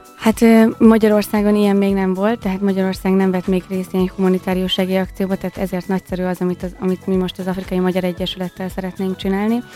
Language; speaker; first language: Hungarian; native; Hungarian